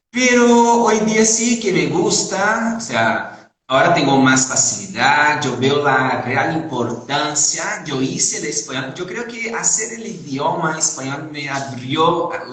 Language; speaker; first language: Spanish; non-native, fluent; Portuguese